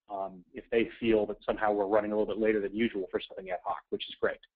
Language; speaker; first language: English; native; English